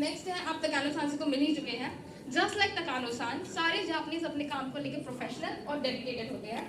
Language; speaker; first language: Hindi; native; Hindi